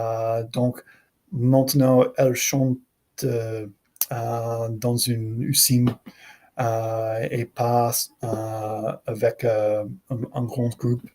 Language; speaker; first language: French; non-native, learner; English